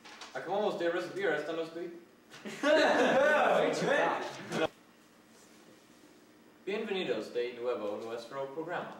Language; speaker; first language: Spanish; non-native, learner; English